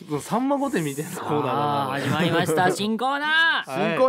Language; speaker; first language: Japanese; native; Japanese